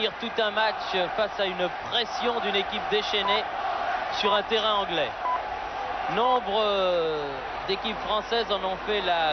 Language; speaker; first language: French; native; French